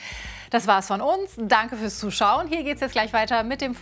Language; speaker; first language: German; native; German